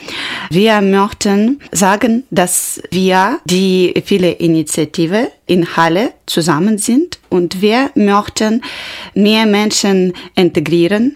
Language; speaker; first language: German; non-native, learner; Ukrainian